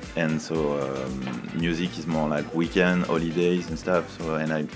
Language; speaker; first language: English; non-native, fluent; French